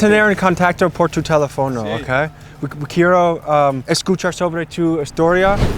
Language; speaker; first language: Spanish; non-native, learner; English